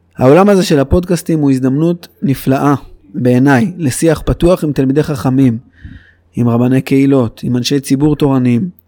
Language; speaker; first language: Hebrew; native; Hebrew